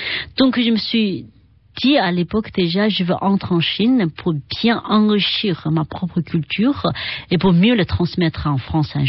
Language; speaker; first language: French; non-native, fluent; Chinese